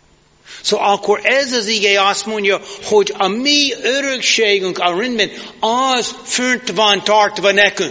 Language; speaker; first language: Hungarian; non-native, fluent; English